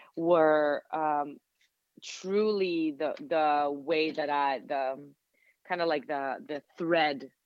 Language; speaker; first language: English; non-native, fluent; Hebrew